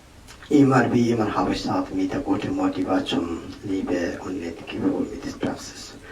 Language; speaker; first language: German; non-native, learner; Tibetan